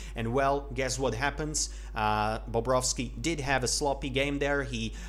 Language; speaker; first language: English; non-native, fluent; Slovak